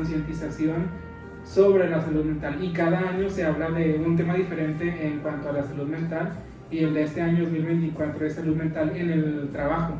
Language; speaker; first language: Spanish; native; Spanish